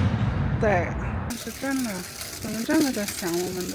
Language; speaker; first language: Chinese; non-native, learner; English